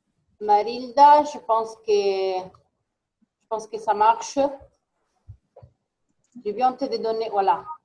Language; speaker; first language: French; non-native, fluent; Italian